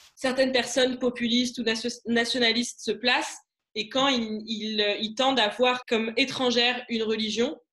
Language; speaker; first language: French; non-native, local second language; Arabic